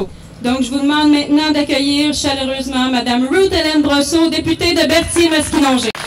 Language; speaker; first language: French; native; French